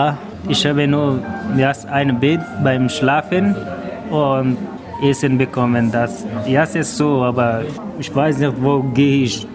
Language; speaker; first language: German; non-native, learner; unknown